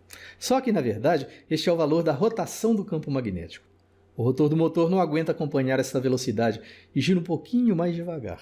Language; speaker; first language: Portuguese; native; Portuguese